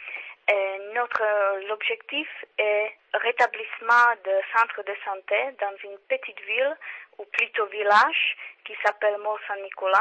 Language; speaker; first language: French; non-native, learner; Czech